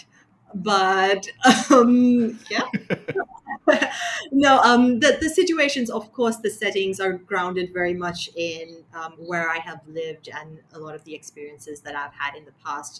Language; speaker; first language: English; non-native, local second language; Sinhala